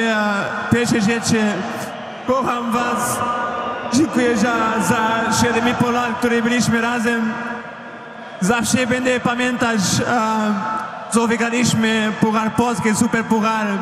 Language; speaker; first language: Polish; non-native, learner; Portuguese